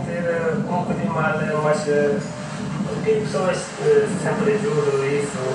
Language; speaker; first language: Portuguese; non-native, learner; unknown